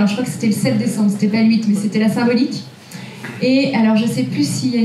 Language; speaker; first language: French; native; French